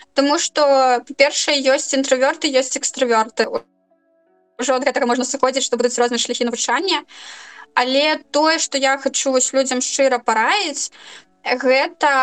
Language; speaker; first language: Belarusian; non-native, local second language; Russian